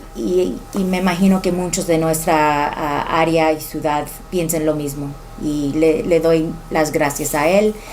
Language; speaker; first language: Spanish; early bilingual, heritage; Spanish